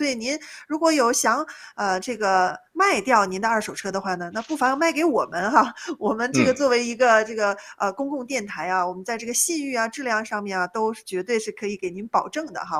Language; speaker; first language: Chinese; native; Chinese